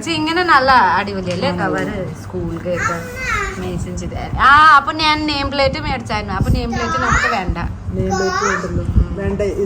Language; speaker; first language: Malayalam; non-native, learner; Nepali